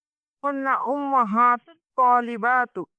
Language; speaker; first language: Arabic; non-native, learner; Urdu